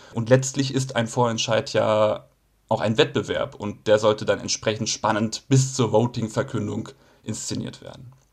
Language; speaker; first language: German; native; German